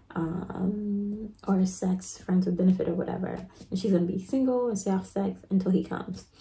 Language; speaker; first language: English; native; English